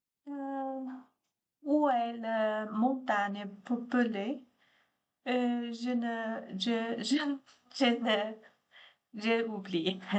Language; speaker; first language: French; non-native, learner; Chinese